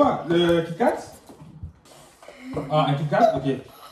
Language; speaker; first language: French; native; French